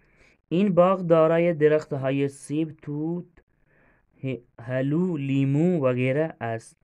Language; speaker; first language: Persian; non-native, fluent; Urdu